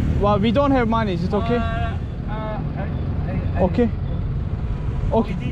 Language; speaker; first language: English; non-native, learner; Turkish